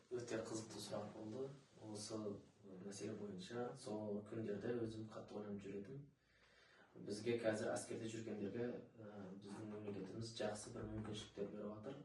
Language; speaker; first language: Kazakh; non-native, local second language; Uzbek